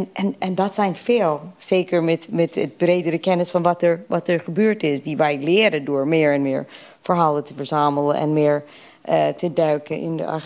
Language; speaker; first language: Dutch; non-native, fluent; English